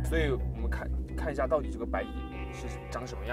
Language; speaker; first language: Chinese; native; Chinese